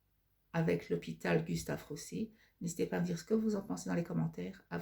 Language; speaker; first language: French; native; French